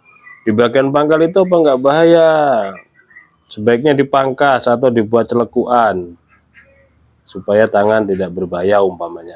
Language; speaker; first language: Indonesian; native; Indonesian